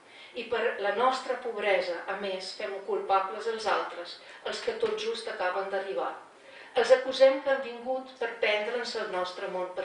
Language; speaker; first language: Catalan; non-native, fluent; Slovenian